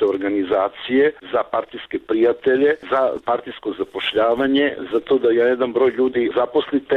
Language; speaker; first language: Serbian; native; Serbian